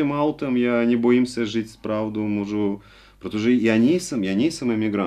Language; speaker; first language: Czech; non-native, learner; Russian